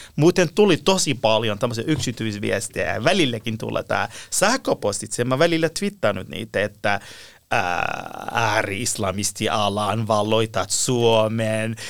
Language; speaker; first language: Finnish; non-native, fluent; Persian